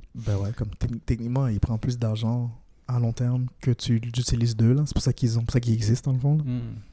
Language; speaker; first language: French; native; French